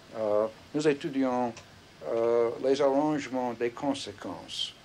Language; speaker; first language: French; non-native, fluent; English